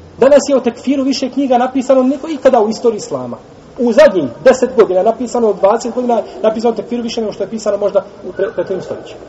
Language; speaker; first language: Bosnian; native; Bosnian